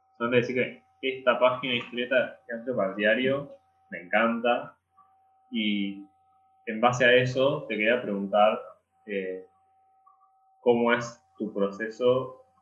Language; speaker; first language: Spanish; native; Spanish